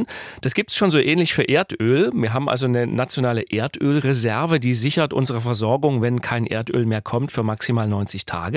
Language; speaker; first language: German; native; German